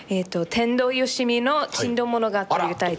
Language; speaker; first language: Japanese; non-native, fluent; English